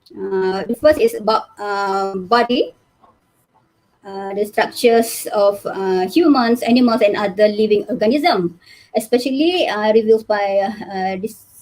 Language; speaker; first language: English; non-native, learner; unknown